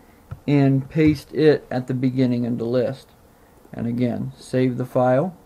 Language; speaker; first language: English; native; English